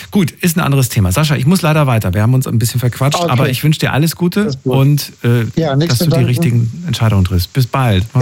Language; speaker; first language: German; native; German